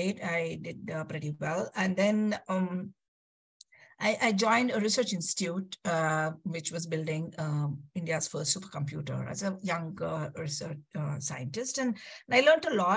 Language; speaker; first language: English; non-native, local second language; Kannada